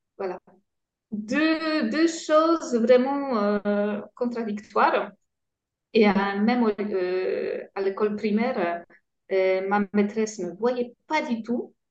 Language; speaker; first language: French; non-native, fluent; Polish